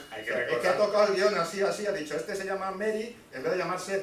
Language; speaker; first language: Spanish; native; Spanish